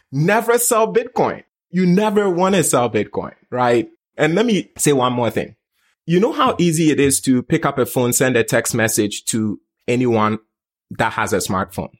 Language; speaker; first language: English; non-native, local second language; Akan